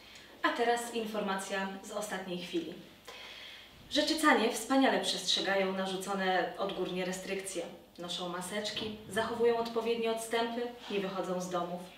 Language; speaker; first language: Polish; native; Polish